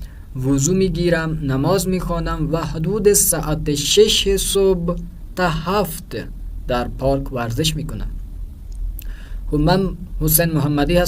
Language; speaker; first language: Persian; non-native, fluent; Urdu